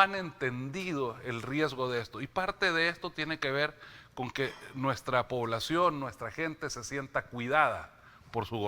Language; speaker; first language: Spanish; native; Spanish